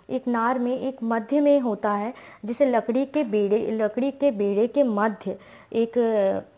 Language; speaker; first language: Hindi; native; Hindi